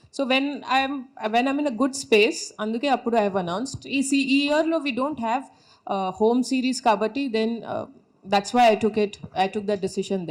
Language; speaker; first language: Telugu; non-native, local second language; Tamil